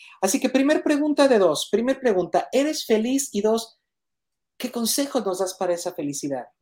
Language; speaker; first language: Spanish; native; Spanish